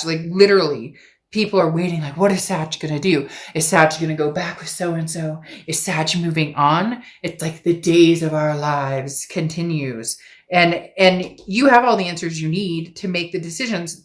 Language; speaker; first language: English; native; English